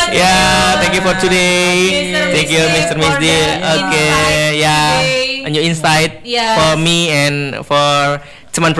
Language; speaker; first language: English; non-native, learner; Indonesian